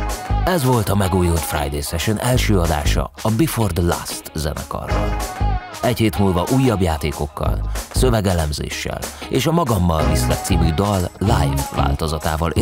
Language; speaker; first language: Hungarian; native; Hungarian